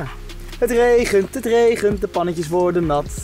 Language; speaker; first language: German; non-native, learner; Dutch